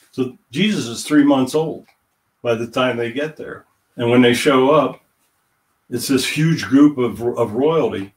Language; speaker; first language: English; native; English